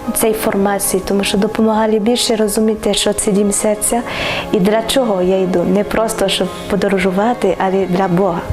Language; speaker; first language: Ukrainian; non-native, learner; French